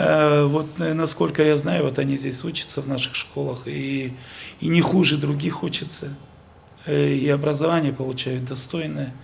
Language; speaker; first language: Russian; native; Russian